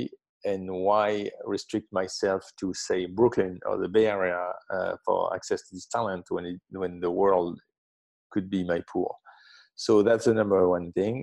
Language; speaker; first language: English; non-native, fluent; French